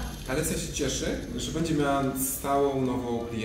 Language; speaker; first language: Polish; native; Polish